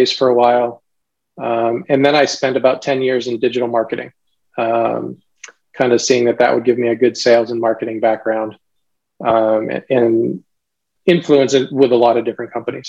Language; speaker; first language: English; native; English